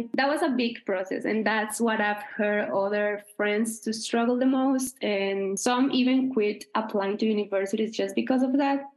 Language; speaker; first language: English; non-native, fluent; Spanish